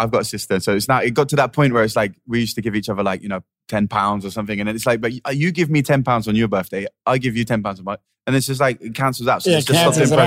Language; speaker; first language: English; native; English